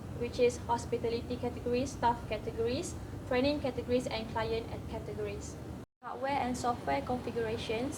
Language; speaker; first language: English; non-native, learner; Malay